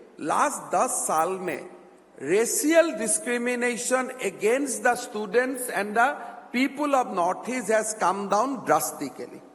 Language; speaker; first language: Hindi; non-native, local second language; Assamese